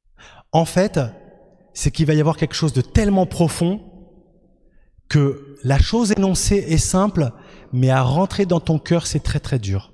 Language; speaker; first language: French; native; French